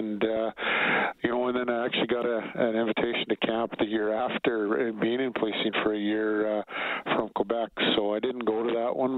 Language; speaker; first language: English; native; English